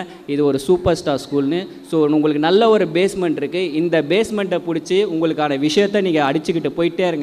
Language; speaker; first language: Tamil; native; Tamil